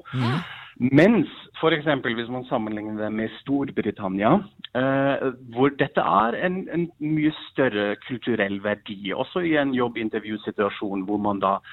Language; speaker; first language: Norwegian; non-native, fluent; German